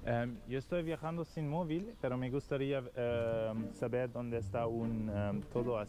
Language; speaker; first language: Spanish; non-native, fluent; German